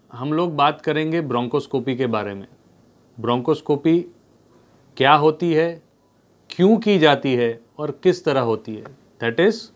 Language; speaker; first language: Hindi; non-native, local second language; Gujarati